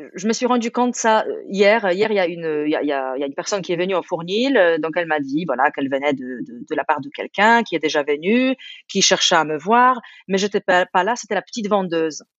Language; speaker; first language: French; non-native, fluent; Polish